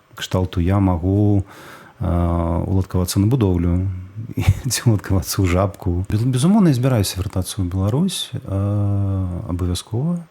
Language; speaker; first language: Belarusian; non-native, local second language; Russian